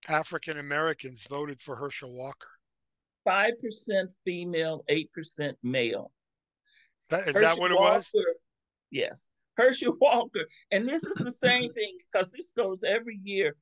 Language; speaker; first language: English; native; English